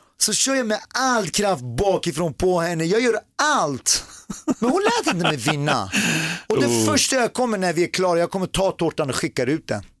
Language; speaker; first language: Swedish; early bilingual, other home language; Persian